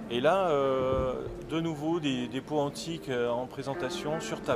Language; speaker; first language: French; native; French